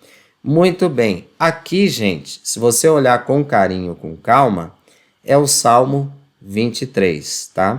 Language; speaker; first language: Portuguese; native; Portuguese